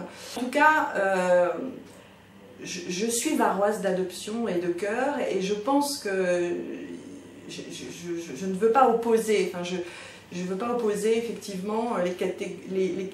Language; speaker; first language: French; native; French